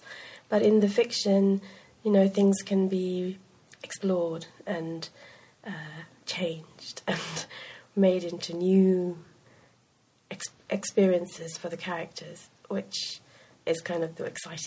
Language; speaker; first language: English; non-native, local second language; Sinhala